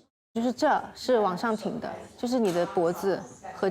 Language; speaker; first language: Chinese; native; Chinese